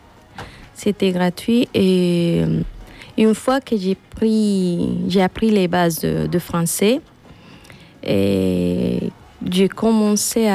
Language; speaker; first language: French; non-native, fluent; Spanish